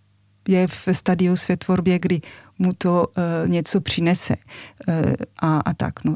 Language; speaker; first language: Czech; non-native, fluent; French